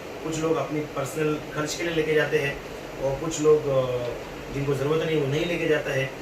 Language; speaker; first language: Hindi; native; Hindi